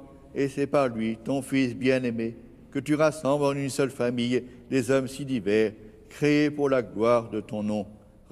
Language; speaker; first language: French; native; French